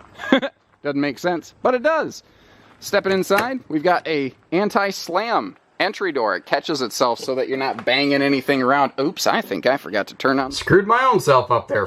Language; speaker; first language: English; native; English